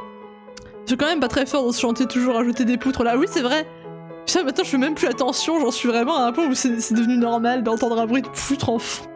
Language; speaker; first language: French; native; French